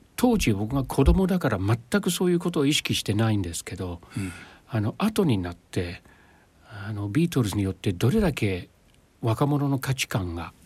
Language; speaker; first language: Japanese; non-native, fluent; English